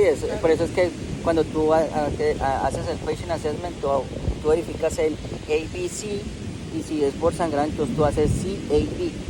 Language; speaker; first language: Spanish; native; Spanish